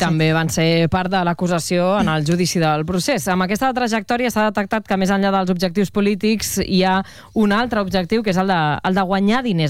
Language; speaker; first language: Catalan; native; Catalan